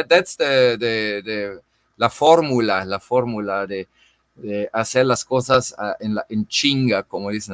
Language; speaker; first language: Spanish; non-native, fluent; German